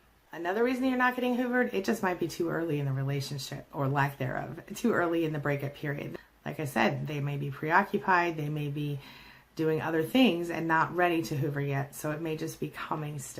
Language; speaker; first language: English; native; English